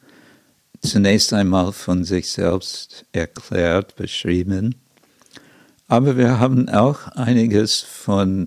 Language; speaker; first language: German; non-native, fluent; English